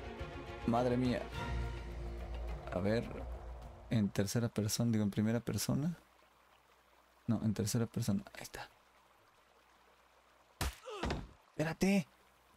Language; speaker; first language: Spanish; native; Spanish